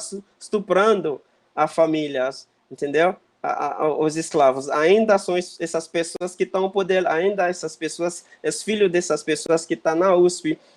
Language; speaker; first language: Portuguese; non-native, fluent; Haitian Creole